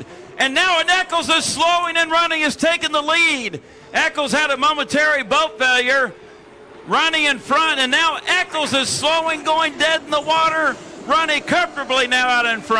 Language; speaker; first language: English; native; English